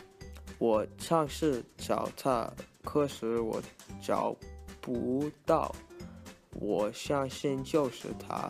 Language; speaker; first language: Chinese; non-native, learner; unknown